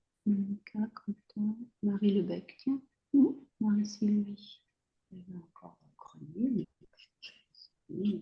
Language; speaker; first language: French; native; French